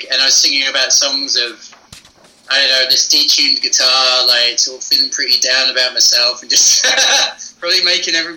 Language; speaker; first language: English; native; English